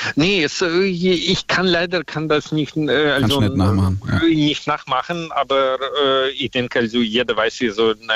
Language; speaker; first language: German; non-native, fluent; Russian